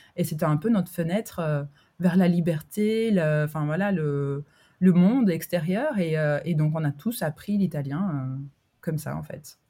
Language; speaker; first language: French; early bilingual, other home language; Albanian